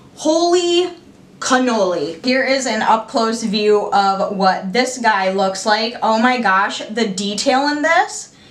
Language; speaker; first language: English; native; English